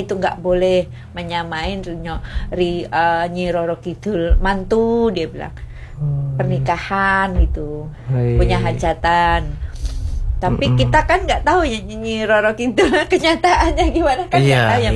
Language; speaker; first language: Indonesian; native; Indonesian